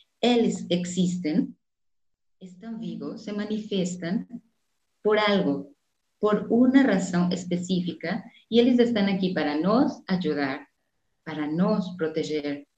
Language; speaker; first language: Spanish; non-native, fluent; Portuguese